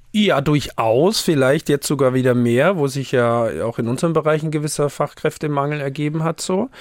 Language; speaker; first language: German; native; German